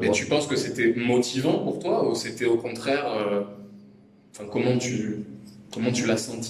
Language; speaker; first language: French; native; French